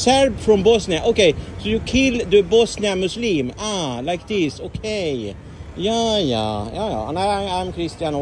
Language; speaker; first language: English; non-native, learner; Swedish